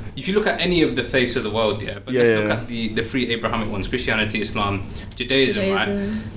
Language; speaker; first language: English; native; English